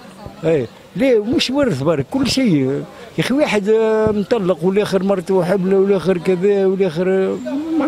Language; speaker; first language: Arabic; native; Arabic